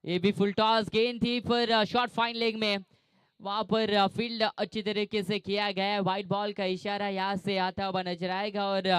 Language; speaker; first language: Hindi; non-native, local second language; Marathi